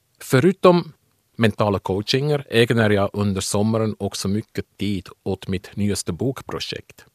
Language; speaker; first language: Swedish; non-native, fluent; German